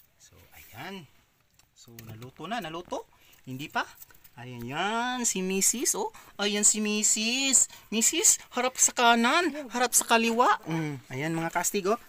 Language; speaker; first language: Filipino; non-native, local second language; Cebuano